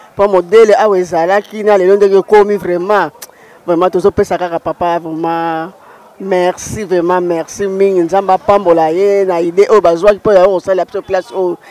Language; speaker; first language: Lingala; native; Lingala